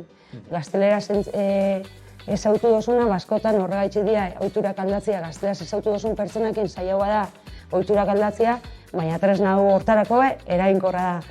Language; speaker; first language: Basque; native; Basque